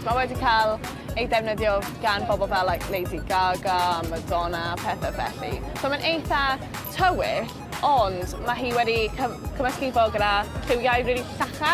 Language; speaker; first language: Welsh; native; Welsh